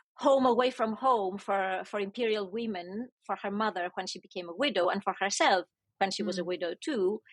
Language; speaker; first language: English; non-native, fluent; Greek